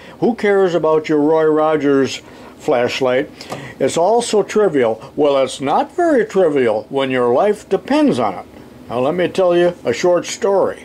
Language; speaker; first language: English; native; English